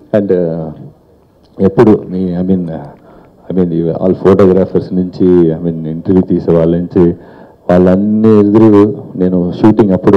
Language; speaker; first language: Telugu; non-native, fluent; Tamil